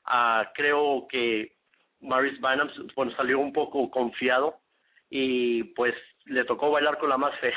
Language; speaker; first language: Spanish; native; Spanish